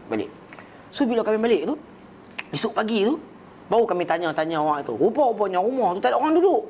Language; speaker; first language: Malay; native; Malay